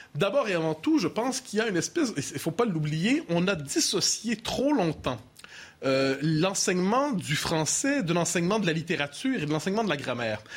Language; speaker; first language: French; native; French